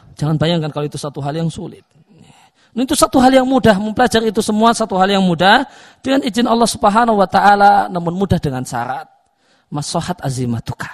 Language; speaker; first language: Indonesian; native; Indonesian